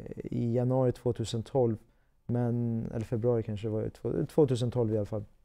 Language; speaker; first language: Swedish; native; Swedish